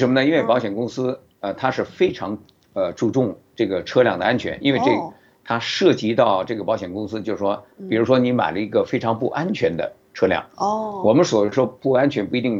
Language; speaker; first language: Chinese; native; Chinese